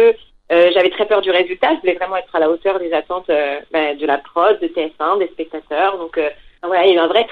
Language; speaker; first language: French; native; French